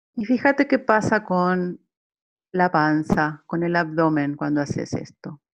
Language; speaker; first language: Spanish; native; Spanish